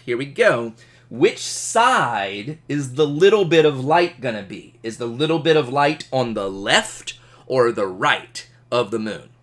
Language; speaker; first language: English; native; English